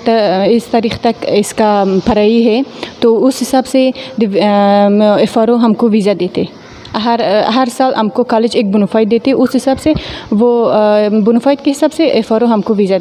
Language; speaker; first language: Hindi; non-native, fluent; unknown